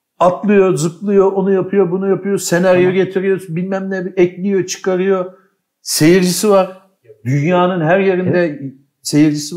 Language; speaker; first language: Turkish; native; Turkish